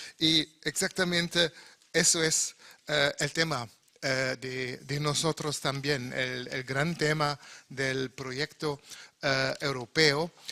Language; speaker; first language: Spanish; non-native, fluent; German